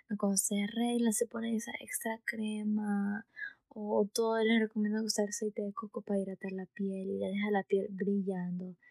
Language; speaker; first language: Spanish; early bilingual, heritage; Spanish